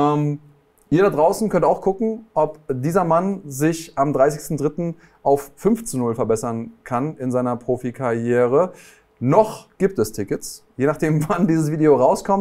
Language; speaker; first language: German; native; German